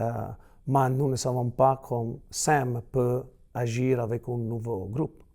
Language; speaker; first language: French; non-native, fluent; Italian